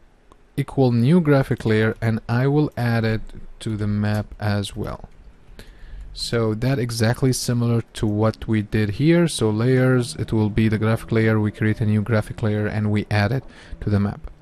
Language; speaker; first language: English; non-native, fluent; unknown